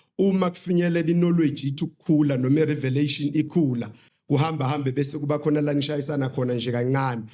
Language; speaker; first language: Zulu; native; Zulu